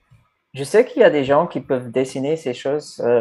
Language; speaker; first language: French; non-native, fluent; English